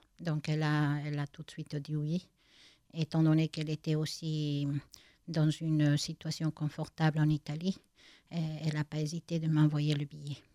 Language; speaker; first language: French; non-native, fluent; Spanish